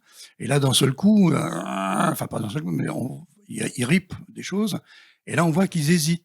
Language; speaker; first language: French; native; French